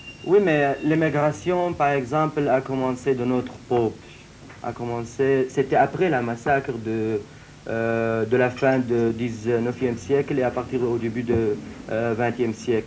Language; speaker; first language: French; non-native, fluent; Syriac